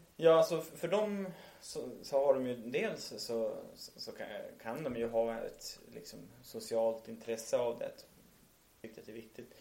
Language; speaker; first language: Swedish; native; Swedish